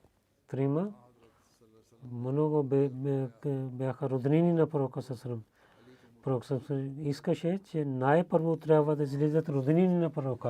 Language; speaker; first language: Bulgarian; non-native, learner; Urdu